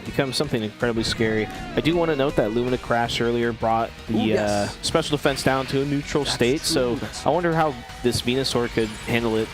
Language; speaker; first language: English; native; English